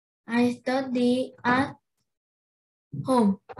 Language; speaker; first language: English; non-native, learner; Vietnamese